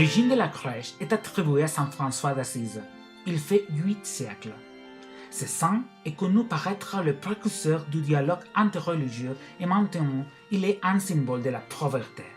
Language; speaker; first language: French; non-native, learner; Catalan